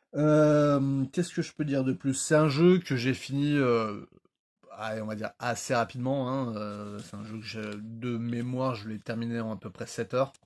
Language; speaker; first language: French; native; French